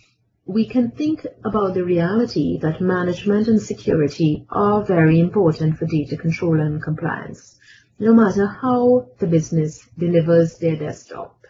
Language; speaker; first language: English; native; English